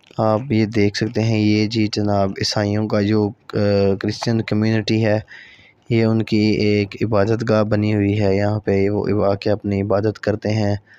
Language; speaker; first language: Urdu; non-native, local second language; Punjabi